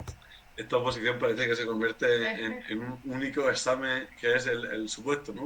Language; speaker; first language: Spanish; native; Spanish